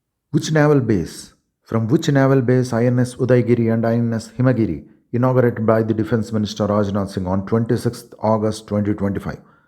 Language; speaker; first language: English; non-native, local second language; Telugu